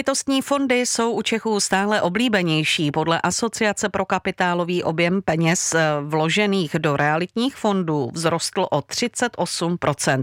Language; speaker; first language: Czech; native; Czech